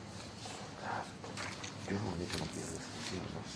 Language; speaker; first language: Spanish; non-native, fluent; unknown